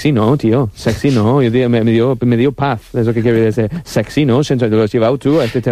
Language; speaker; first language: Spanish; non-native, fluent; English